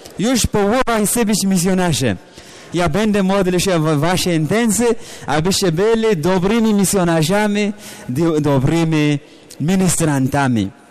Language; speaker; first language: Polish; non-native, learner; Amharic